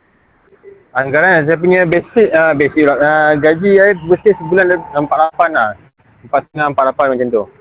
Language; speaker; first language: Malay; non-native, local second language; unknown